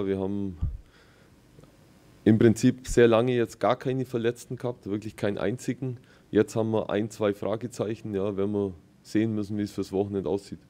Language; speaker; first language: German; native; German